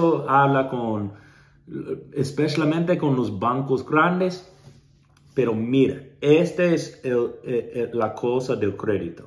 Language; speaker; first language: Spanish; non-native, learner; English